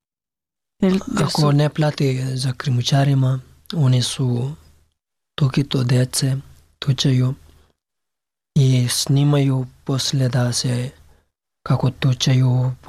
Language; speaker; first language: Serbian; non-native, learner; Pashto